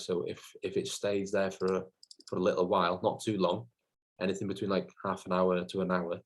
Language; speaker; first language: English; native; English